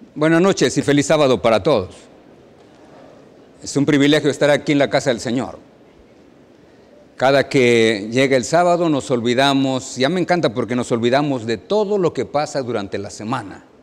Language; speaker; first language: Spanish; native; Spanish